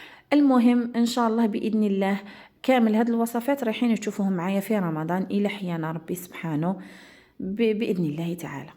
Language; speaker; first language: Arabic; native; Arabic